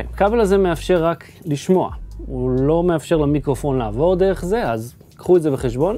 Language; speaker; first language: Hebrew; native; Hebrew